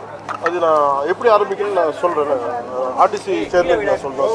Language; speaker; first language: Tamil; non-native, learner; Telugu